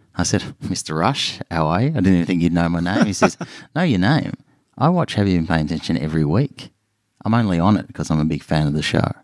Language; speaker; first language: English; native; English